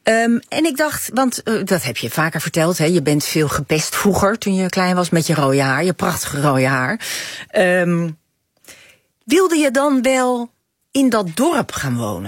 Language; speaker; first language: Dutch; native; Dutch